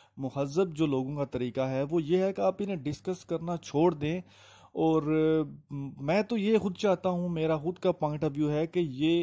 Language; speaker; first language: Urdu; native; Urdu